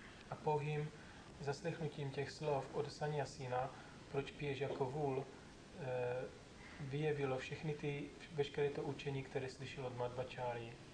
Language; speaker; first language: Czech; native; Czech